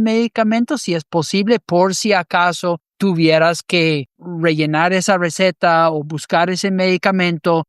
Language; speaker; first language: Spanish; non-native, fluent; English